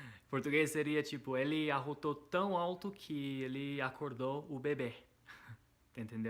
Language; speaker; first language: Portuguese; non-native, fluent; English